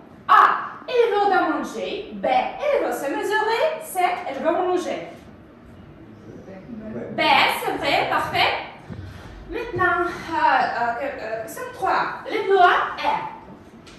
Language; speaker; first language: French; non-native, fluent; Russian